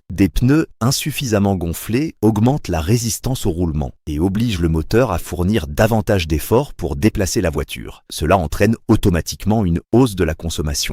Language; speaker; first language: French; native; French